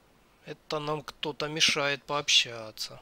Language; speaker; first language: Russian; native; Russian